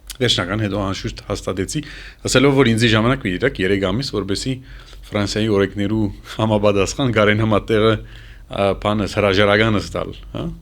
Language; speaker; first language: Armenian; early bilingual, heritage; Armenian